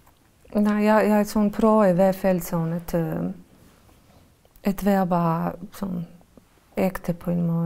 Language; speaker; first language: Danish; non-native, fluent; Bosnian